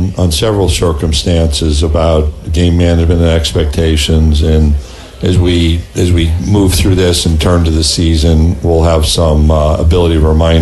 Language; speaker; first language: English; native; English